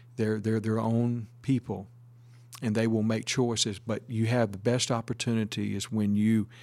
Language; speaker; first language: English; native; English